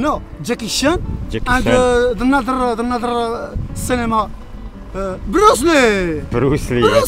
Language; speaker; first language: English; non-native, learner; Arabic